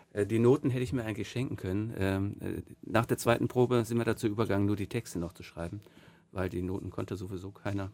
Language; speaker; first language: German; native; German